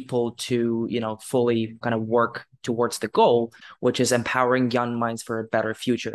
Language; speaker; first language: English; non-native, fluent; Ukrainian